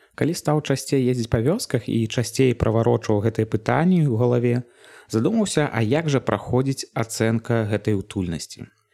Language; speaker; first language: Belarusian; native; Belarusian